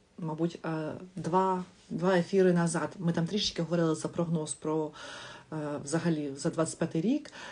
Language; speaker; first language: Ukrainian; non-native, local second language; Russian